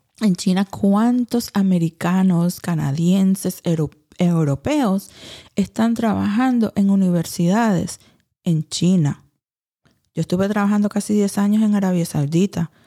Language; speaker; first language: Spanish; early bilingual, heritage; Spanish